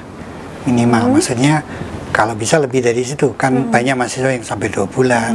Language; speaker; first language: Indonesian; native; Indonesian